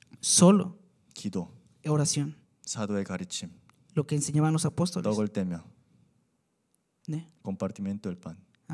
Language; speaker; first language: Spanish; non-native, learner; Korean